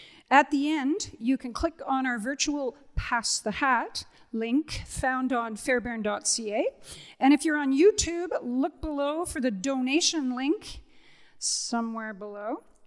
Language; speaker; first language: English; native; English